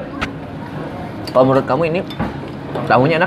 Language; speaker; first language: Indonesian; native; Indonesian